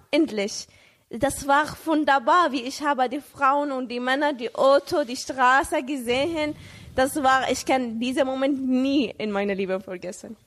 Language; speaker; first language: German; non-native, learner; Arabic